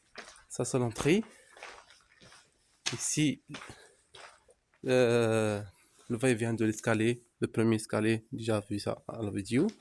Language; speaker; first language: French; non-native, local second language; Arabic